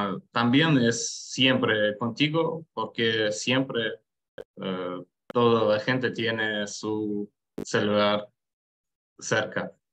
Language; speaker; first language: Spanish; non-native, learner; Russian